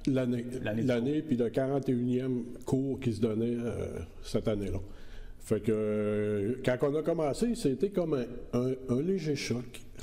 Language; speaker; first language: French; native; French